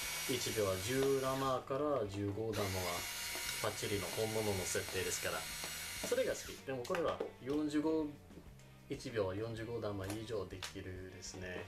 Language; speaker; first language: Japanese; non-native, learner; English